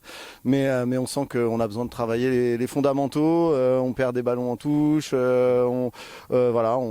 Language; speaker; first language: French; native; French